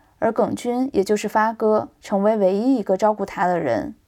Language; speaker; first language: Chinese; native; Chinese